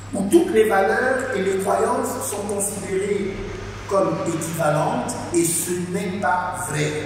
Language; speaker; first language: French; native; French